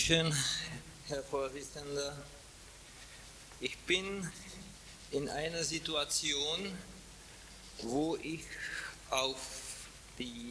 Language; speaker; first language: German; non-native, fluent; Czech